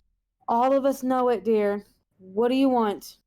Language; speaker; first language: English; native; English